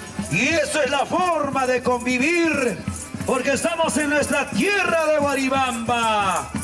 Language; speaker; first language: Spanish; native; Spanish